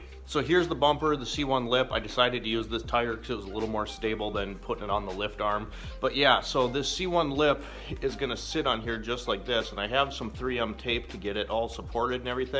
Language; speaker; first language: English; native; English